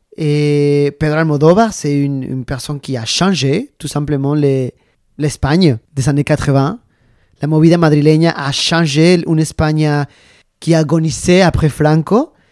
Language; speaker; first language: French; non-native, fluent; Spanish